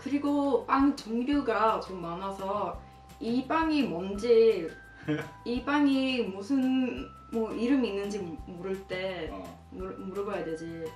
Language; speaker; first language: Korean; non-native, fluent; Swedish